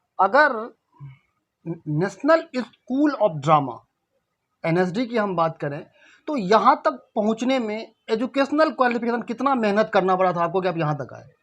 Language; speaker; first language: Hindi; non-native, local second language; Maithili